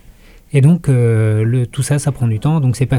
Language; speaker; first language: French; native; French